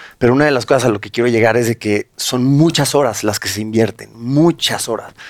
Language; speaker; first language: Spanish; native; Spanish